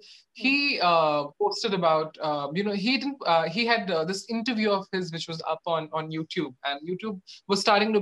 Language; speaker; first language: English; non-native, local second language; Odia